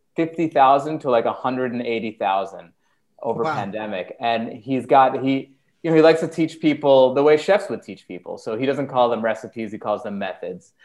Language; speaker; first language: English; early bilingual, other home language; Persian